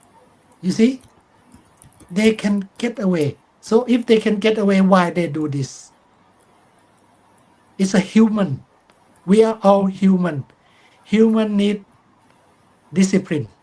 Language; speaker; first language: English; non-native, fluent; Thai